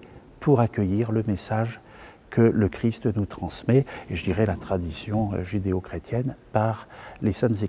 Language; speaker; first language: French; native; French